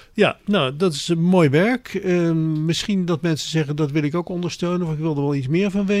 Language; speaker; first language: Dutch; native; Dutch